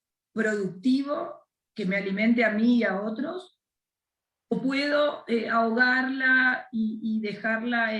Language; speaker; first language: Spanish; native; Spanish